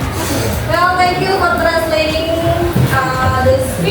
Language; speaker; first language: English; non-native, learner; Indonesian